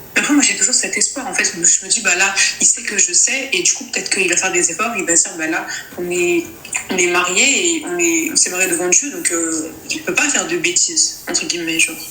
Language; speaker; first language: French; native; French